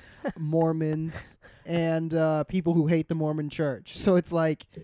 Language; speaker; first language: English; native; English